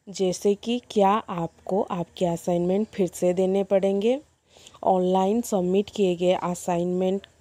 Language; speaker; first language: Hindi; non-native, local second language; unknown